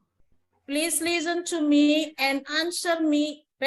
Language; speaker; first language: English; non-native, learner; Indonesian